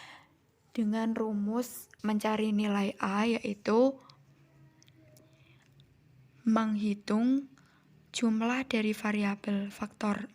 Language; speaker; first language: Indonesian; native; Indonesian